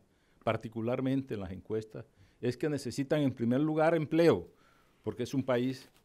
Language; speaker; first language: Spanish; native; Spanish